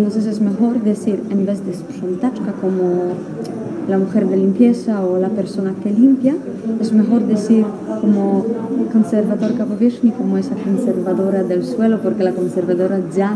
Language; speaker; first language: Spanish; non-native, fluent; Polish